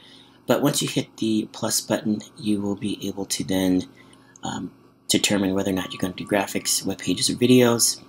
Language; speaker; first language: English; native; English